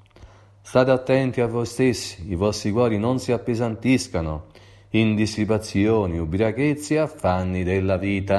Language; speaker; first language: Italian; native; Italian